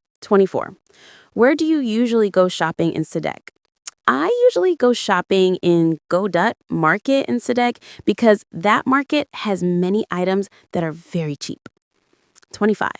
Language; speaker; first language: English; non-native, learner; Vietnamese